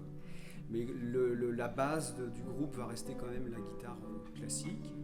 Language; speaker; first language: French; native; French